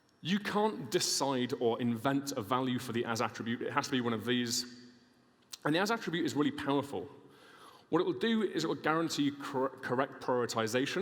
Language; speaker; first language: English; native; English